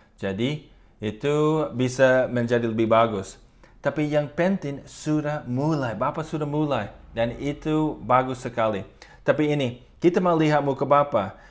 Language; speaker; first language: Indonesian; non-native, fluent; English